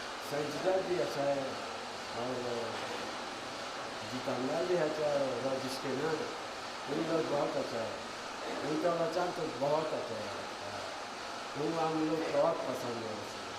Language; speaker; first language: Hindi; non-native, learner; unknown